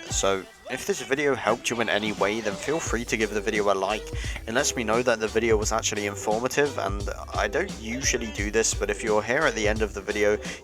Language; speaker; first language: English; native; English